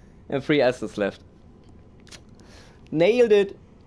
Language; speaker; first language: English; non-native, fluent; German